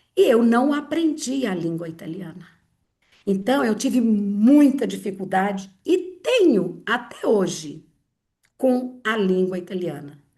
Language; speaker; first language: Portuguese; native; Portuguese